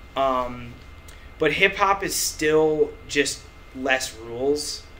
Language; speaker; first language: English; native; English